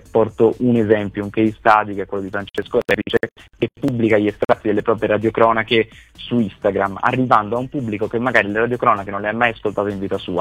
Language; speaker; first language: Italian; native; Italian